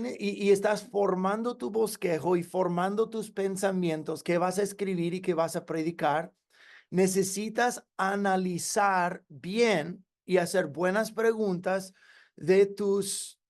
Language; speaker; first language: Spanish; non-native, fluent; English